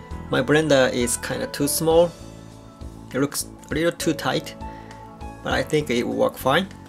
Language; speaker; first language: English; non-native, fluent; Japanese